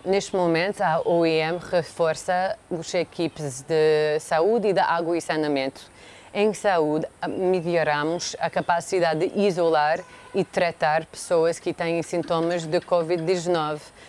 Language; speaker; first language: Portuguese; non-native, fluent; English